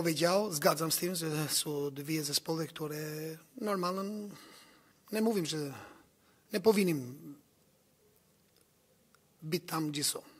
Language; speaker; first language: Polish; non-native, learner; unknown